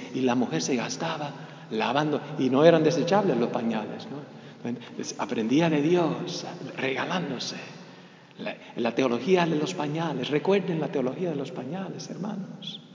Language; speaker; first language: Spanish; early bilingual, heritage; Spanish